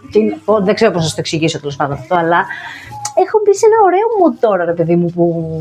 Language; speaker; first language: Greek; native; Greek